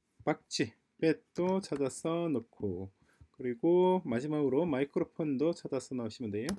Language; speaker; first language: Korean; native; Korean